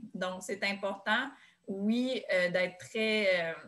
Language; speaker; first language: French; native; French